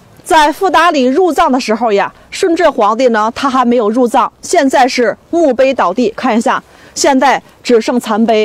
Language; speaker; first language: Chinese; native; Chinese